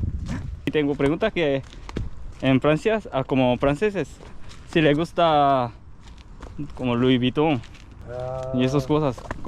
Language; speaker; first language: Spanish; non-native, learner; Korean